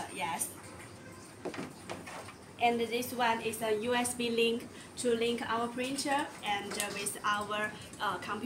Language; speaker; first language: English; non-native, learner; Chinese